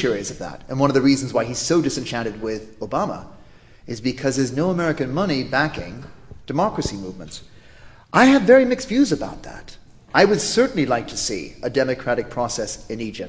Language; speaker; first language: English; native; English